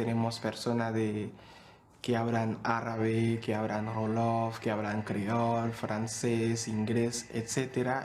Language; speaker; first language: Spanish; non-native, fluent; Haitian Creole